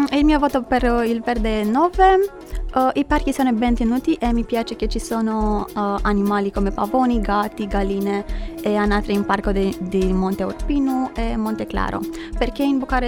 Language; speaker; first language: Italian; non-native, fluent; Romanian